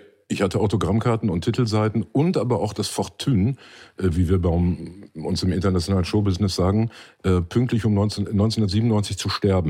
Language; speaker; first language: German; native; German